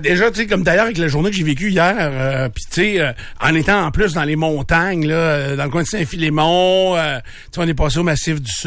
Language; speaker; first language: French; native; French